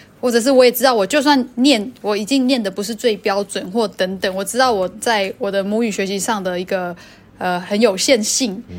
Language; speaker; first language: Chinese; native; Chinese